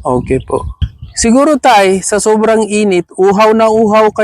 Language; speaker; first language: Filipino; non-native, fluent; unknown